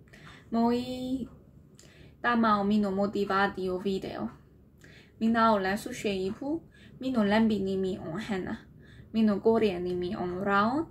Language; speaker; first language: Finnish; non-native, learner; Burmese